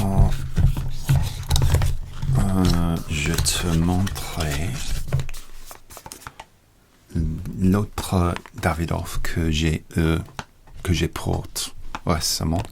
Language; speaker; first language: French; non-native, learner; English